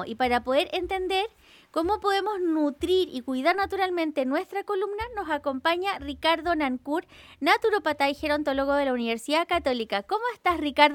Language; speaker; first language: Spanish; native; Spanish